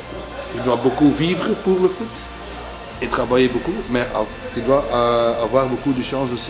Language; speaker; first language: French; non-native, fluent; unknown